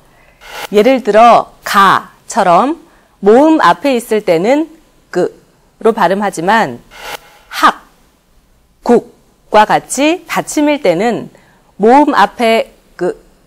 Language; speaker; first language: Korean; native; Korean